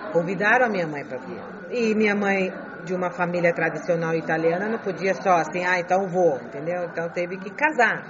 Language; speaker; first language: Portuguese; early bilingual, heritage; Portuguese